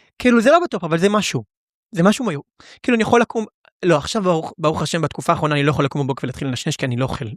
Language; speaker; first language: Hebrew; early bilingual, other home language; Russian